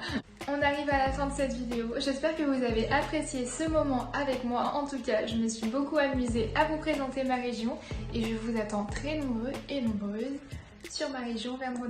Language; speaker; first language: French; native; French